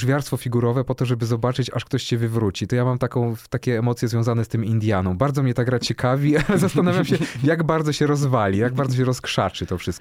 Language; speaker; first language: Polish; native; Polish